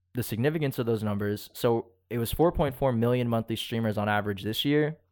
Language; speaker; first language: English; early bilingual, other home language; Filipino